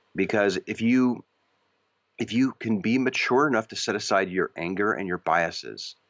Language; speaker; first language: English; native; English